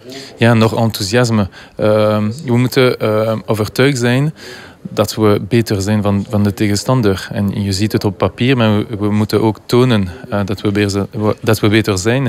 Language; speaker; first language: Dutch; non-native, local second language; French